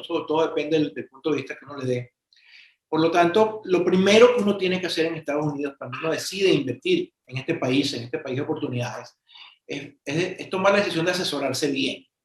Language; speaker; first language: Spanish; native; Spanish